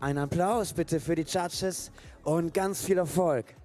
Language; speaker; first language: German; native; German